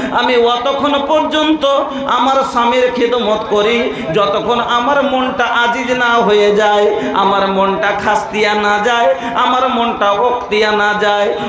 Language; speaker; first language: Bangla; non-native, local second language; Bhojpuri